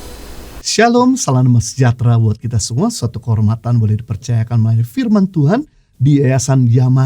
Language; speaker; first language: Indonesian; native; Indonesian